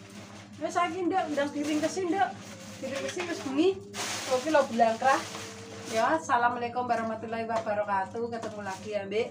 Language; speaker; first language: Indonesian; non-native, local second language; Javanese